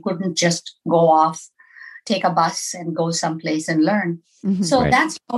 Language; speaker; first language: English; non-native, local second language; Tamil